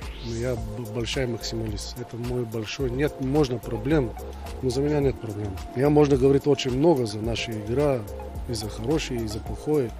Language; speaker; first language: Russian; non-native, learner; Bulgarian